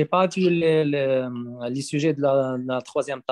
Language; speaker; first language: French; non-native, learner; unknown